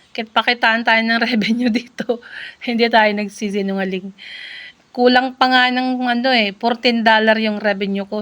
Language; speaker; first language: Filipino; non-native, local second language; Iloko